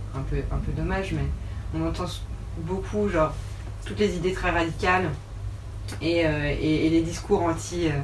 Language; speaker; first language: French; native; French